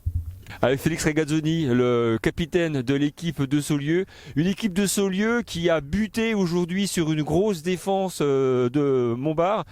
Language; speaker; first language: French; native; French